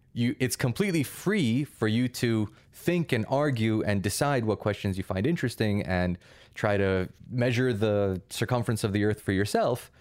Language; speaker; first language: English; early bilingual, other home language; Russian